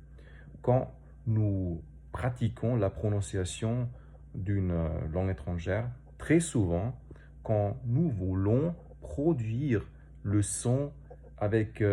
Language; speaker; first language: French; non-native, fluent; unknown